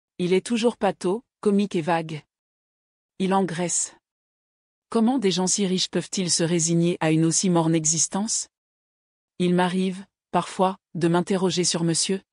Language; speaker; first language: French; native; French